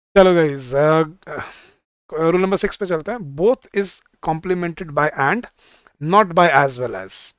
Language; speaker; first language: Hindi; native; Hindi